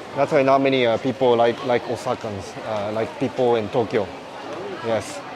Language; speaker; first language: English; non-native, fluent; Japanese